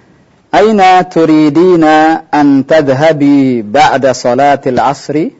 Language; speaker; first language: Arabic; non-native, fluent; Indonesian